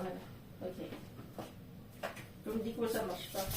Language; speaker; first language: French; non-native, learner; Filipino